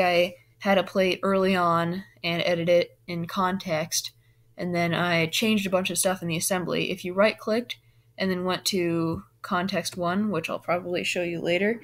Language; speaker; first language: English; native; English